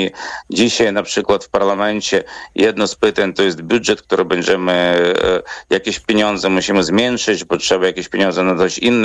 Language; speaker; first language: Polish; non-native, fluent; Ukrainian